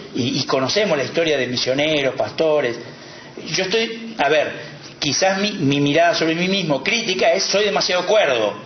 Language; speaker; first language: Spanish; native; Spanish